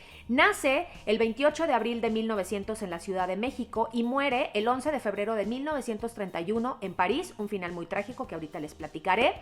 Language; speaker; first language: Spanish; native; Spanish